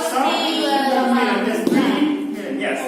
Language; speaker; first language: English; non-native, learner; Indonesian